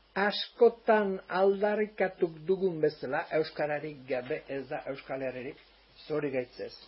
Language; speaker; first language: Basque; native; Basque